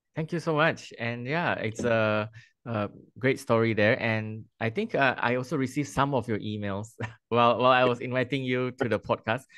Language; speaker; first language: English; non-native, local second language; Chinese